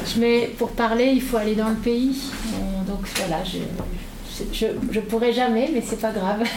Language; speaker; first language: French; native; French